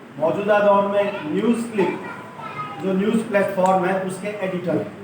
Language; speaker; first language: Hindi; native; Hindi